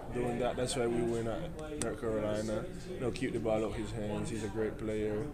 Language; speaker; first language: English; non-native, fluent; Spanish